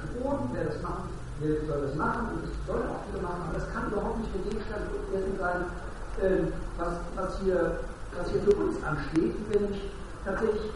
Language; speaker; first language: German; native; German